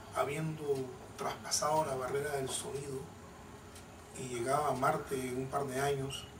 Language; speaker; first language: Spanish; native; Spanish